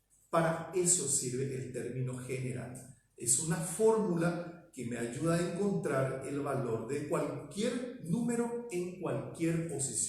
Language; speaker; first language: Spanish; native; Spanish